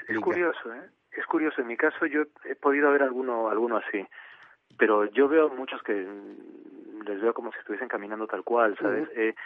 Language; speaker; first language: Spanish; native; Spanish